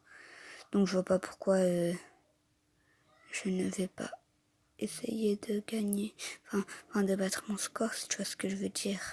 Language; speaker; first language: French; native; French